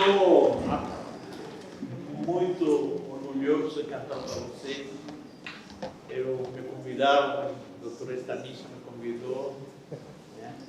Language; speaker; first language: Portuguese; non-native, fluent; Spanish